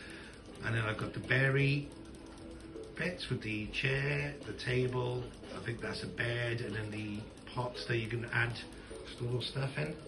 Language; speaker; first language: English; native; English